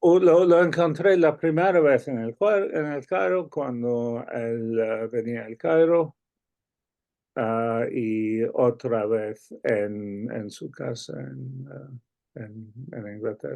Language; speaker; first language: Spanish; non-native, fluent; English